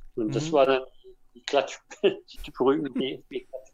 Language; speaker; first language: German; native; German